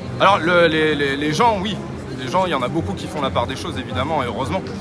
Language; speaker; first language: French; native; French